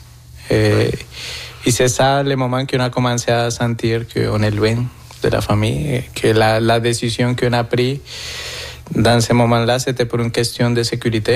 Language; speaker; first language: French; non-native, fluent; Spanish